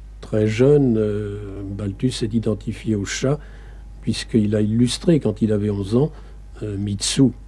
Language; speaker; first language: French; native; French